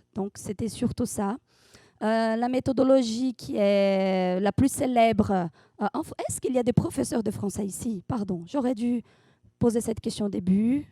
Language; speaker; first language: French; non-native, fluent; Portuguese